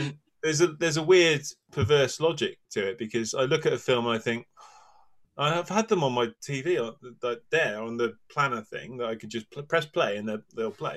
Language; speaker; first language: English; native; English